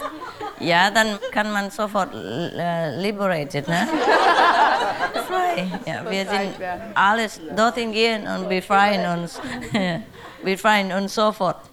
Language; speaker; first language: German; non-native, learner; Vietnamese